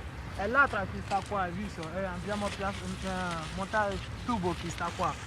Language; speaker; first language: Italian; non-native, learner; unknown